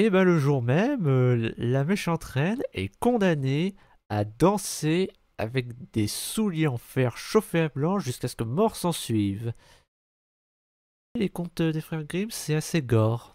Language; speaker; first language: French; native; French